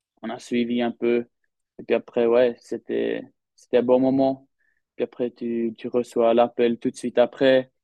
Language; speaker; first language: French; non-native, local second language; German